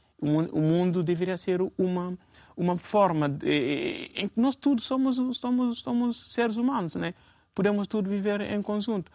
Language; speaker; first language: Portuguese; non-native, fluent; Fula